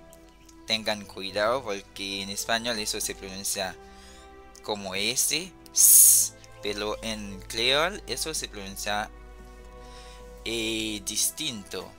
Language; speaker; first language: Spanish; non-native, fluent; Haitian Creole